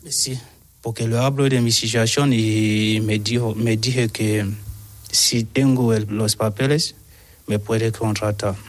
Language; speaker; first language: Spanish; non-native, learner; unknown